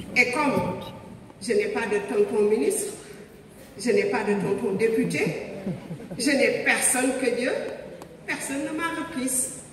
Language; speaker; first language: French; non-native, local second language; Wolof